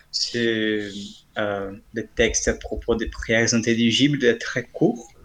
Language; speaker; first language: French; non-native, fluent; Portuguese